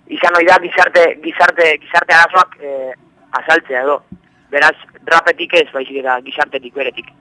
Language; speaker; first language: Basque; non-native, local second language; Spanish